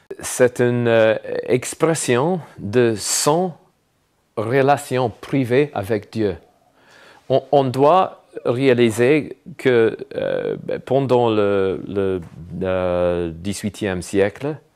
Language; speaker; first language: French; non-native, fluent; English